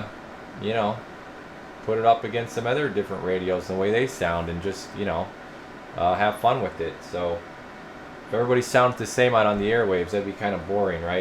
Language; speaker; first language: English; native; English